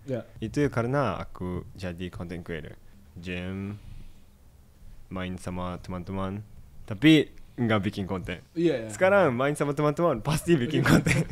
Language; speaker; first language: Indonesian; non-native, fluent; Japanese